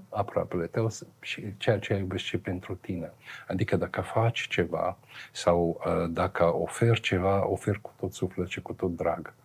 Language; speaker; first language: Romanian; non-native, fluent; Arabic